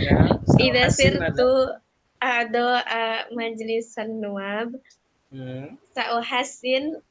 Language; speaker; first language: Arabic; non-native, learner; Indonesian